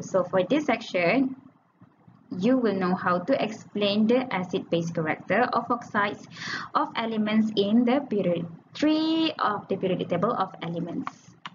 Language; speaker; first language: English; non-native, local second language; Malay